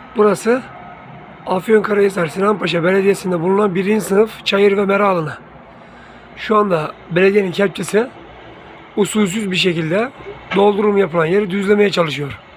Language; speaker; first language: Turkish; native; Turkish